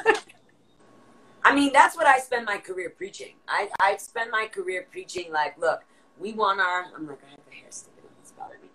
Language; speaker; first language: English; native; English